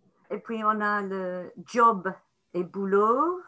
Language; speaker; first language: French; non-native, fluent; English